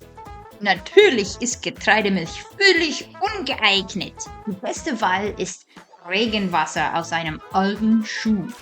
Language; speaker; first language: German; non-native, fluent; English